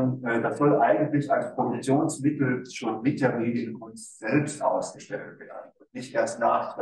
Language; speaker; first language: German; native; German